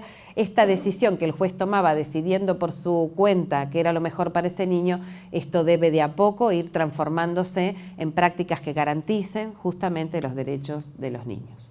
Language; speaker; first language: Spanish; native; Spanish